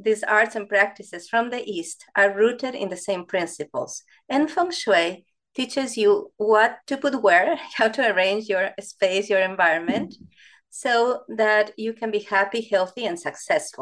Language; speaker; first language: English; non-native, fluent; Spanish